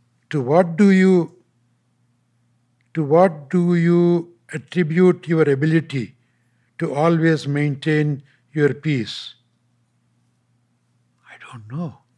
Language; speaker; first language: English; non-native, local second language; Tamil